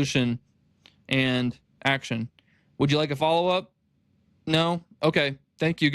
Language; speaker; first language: English; native; English